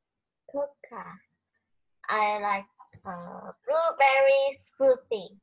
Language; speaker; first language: English; non-native, learner; Vietnamese